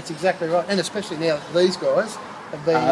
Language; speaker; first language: English; native; English